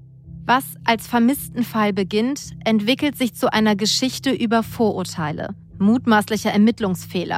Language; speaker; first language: German; native; German